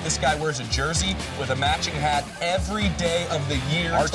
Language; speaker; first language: English; native; English